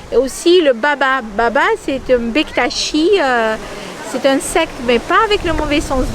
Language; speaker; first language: French; non-native, fluent; Albanian